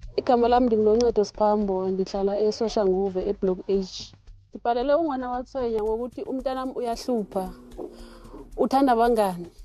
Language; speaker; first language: Zulu; non-native, local second language; Xhosa